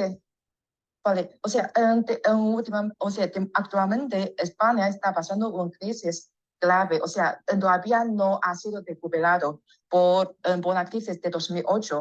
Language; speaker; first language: Spanish; non-native, learner; Chinese